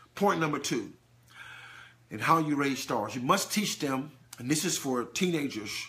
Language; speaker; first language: English; native; English